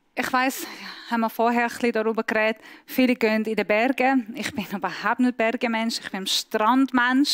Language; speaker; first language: German; non-native, fluent; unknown